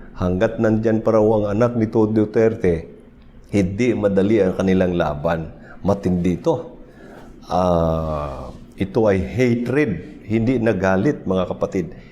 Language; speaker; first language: Filipino; non-native, local second language; Cebuano